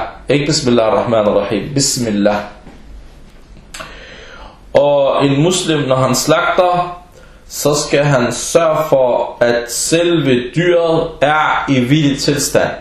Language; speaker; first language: Danish; early bilingual, other home language; Arabic